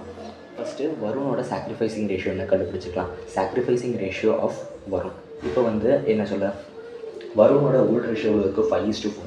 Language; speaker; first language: Tamil; native; Tamil